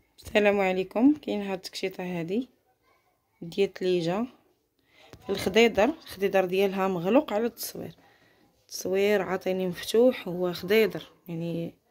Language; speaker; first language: Arabic; native; Arabic